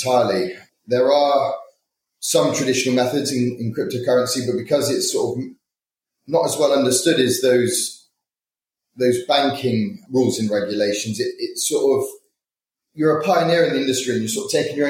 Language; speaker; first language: English; native; English